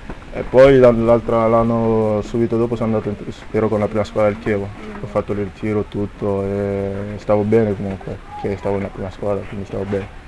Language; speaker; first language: Italian; non-native, fluent; French